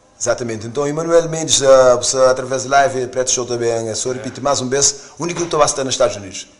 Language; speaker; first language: Portuguese; non-native, local second language; Kabuverdianu